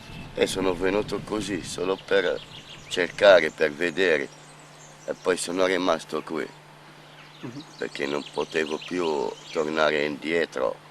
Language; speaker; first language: Italian; non-native, fluent; Armenian